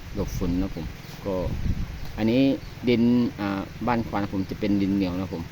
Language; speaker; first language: Thai; native; Thai